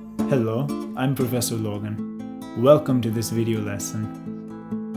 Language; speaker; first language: English; native; English